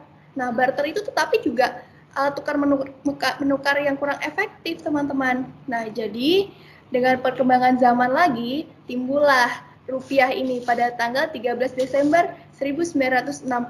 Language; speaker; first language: Indonesian; native; Indonesian